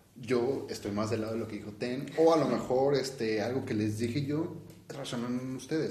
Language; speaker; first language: Spanish; native; Spanish